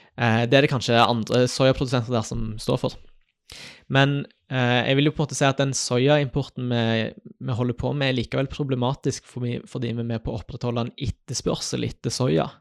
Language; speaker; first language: Norwegian; native; Norwegian